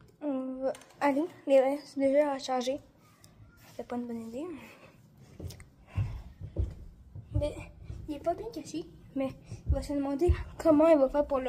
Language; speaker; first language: French; native; French